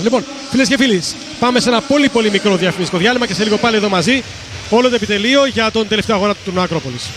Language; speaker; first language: Greek; native; Greek